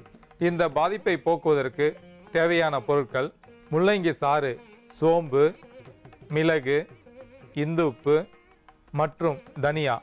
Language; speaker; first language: Tamil; native; Tamil